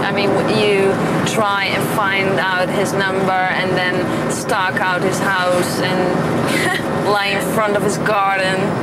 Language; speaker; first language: English; non-native, fluent; Dutch